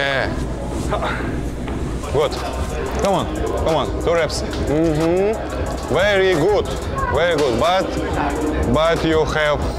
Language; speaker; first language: English; non-native, learner; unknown